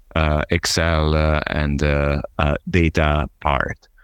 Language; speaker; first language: English; non-native, fluent; Italian